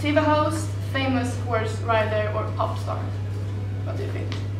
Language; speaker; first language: English; non-native, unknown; Swedish